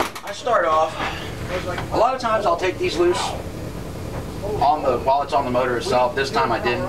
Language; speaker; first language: English; native; English